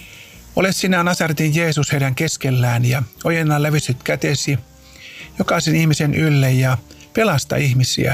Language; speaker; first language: Finnish; native; Finnish